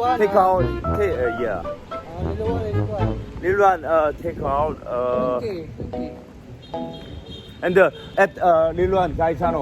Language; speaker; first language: English; non-native, learner; Korean